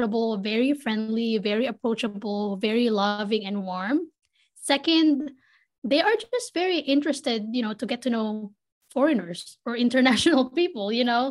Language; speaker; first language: English; non-native, local second language; Filipino